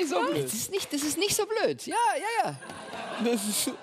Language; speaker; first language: German; native; German